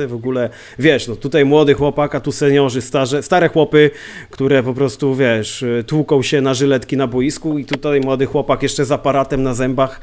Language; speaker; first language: Polish; native; Polish